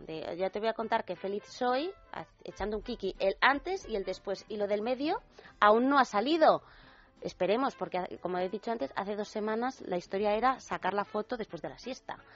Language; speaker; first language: Spanish; native; Spanish